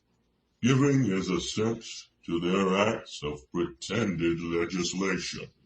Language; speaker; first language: English; native; English